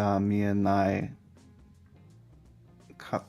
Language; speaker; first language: Japanese; non-native, learner; English